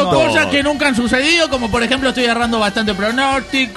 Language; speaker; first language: Spanish; native; Spanish